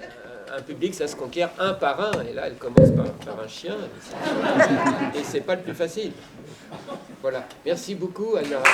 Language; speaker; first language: French; native; French